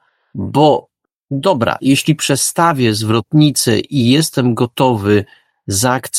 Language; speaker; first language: Polish; native; Polish